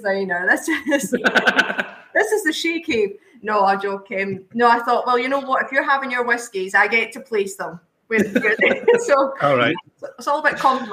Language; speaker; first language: English; native; English